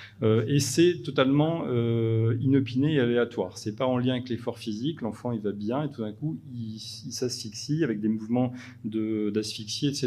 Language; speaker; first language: French; native; French